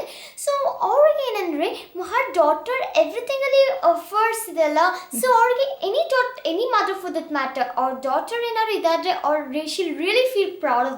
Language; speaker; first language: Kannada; early bilingual, heritage; Kannada